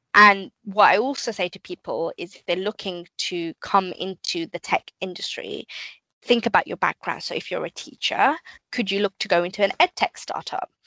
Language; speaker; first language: English; native; English